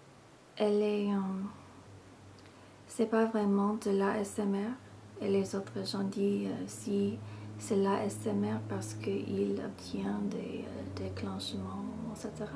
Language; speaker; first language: French; non-native, learner; English